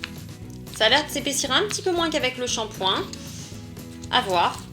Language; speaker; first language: French; native; French